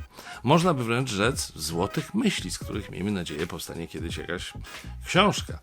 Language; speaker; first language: Polish; native; Polish